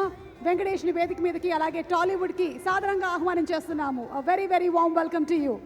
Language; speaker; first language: Telugu; native; Telugu